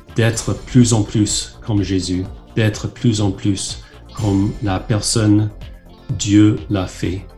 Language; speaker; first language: French; non-native, fluent; English